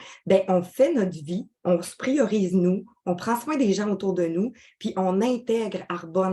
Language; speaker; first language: French; native; French